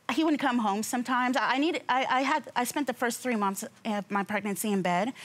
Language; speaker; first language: English; native; English